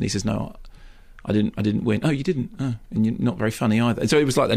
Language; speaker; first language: English; native; English